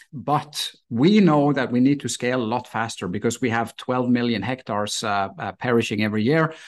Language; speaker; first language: English; non-native, fluent; Norwegian